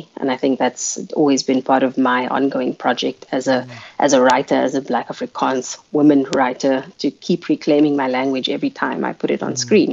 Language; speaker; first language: English; non-native, local second language; Afrikaans